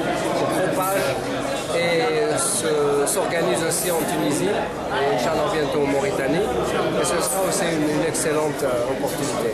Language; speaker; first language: French; non-native, local second language; Arabic